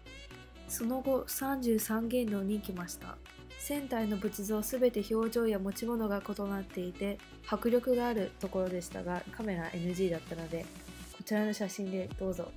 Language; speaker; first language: Japanese; early bilingual, heritage; Japanese